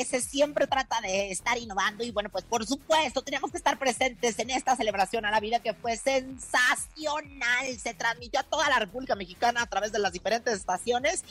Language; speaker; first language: Spanish; native; Spanish